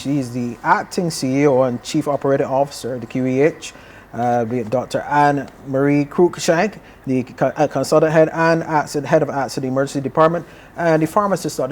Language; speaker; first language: English; native; English